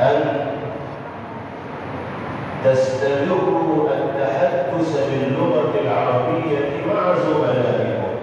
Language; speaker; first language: Arabic; non-native, fluent; Urdu